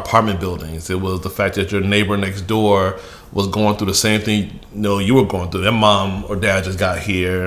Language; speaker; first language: English; early bilingual, other home language; Yoruba